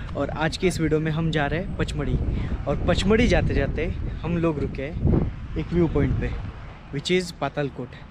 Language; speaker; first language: Hindi; non-native, local second language; Marathi